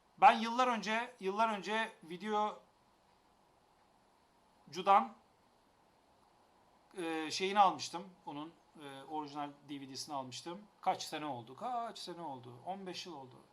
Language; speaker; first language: Turkish; native; Turkish